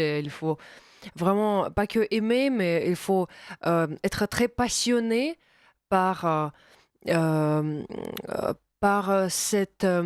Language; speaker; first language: French; non-native, fluent; Russian